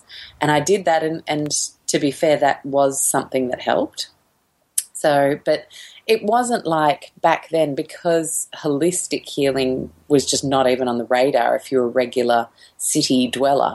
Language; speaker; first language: English; native; English